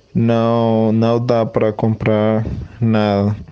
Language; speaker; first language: Portuguese; non-native, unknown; Spanish